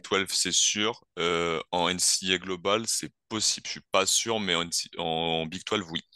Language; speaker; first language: French; native; French